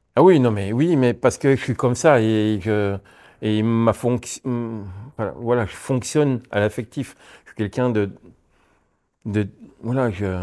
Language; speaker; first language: French; native; French